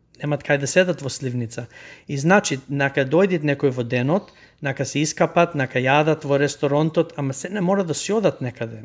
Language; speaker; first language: Macedonian; early bilingual, heritage; Macedonian